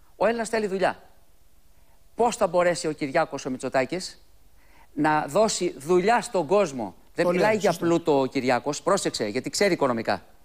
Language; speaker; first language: Greek; native; Greek